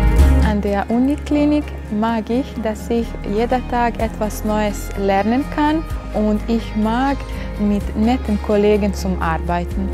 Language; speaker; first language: German; non-native, learner; Bosnian